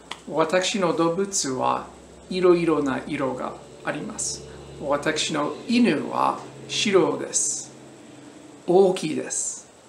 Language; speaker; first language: Japanese; non-native, fluent; English